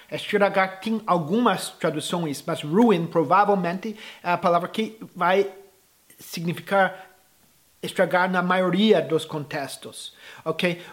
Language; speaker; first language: Portuguese; non-native, fluent; English